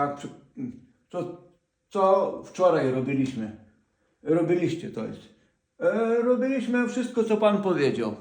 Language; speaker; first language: Polish; non-native, fluent; Ukrainian